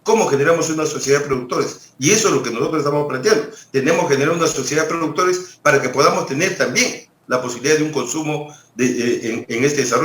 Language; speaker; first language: Spanish; native; Spanish